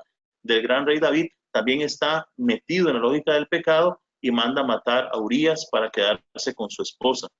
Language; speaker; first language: Spanish; native; Spanish